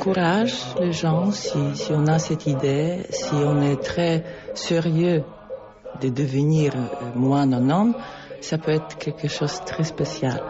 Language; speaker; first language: French; non-native, fluent; Polish